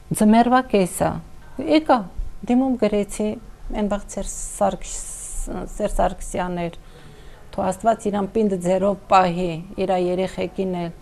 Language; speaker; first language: Armenian; non-native, local second language; Kurdish